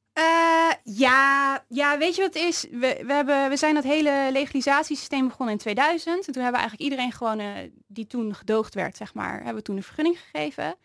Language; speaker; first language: Dutch; native; Dutch